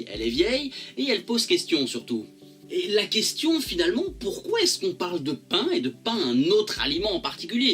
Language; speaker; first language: French; native; French